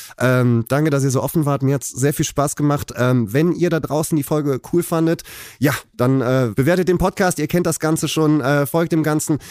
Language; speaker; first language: German; native; German